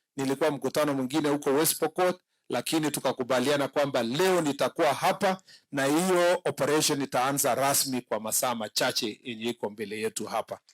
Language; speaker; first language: Swahili; non-native, local second language; Kalenjin